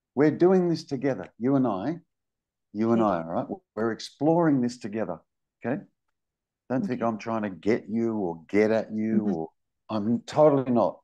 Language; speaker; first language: English; native; English